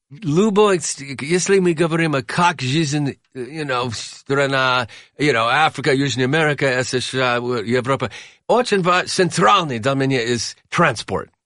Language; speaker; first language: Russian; non-native, learner; English